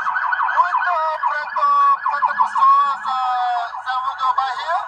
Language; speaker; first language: Portuguese; non-native, learner; English